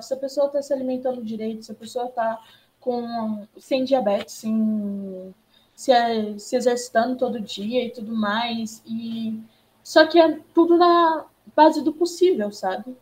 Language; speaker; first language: Portuguese; native; Portuguese